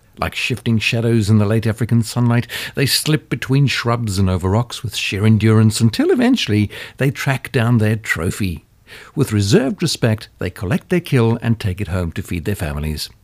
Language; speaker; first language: English; native; English